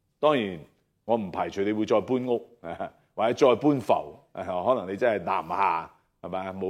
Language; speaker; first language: Chinese; non-native, local second language; Cantonese